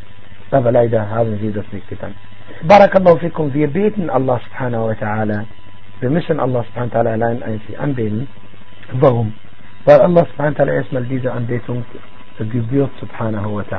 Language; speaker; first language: German; non-native, fluent; Arabic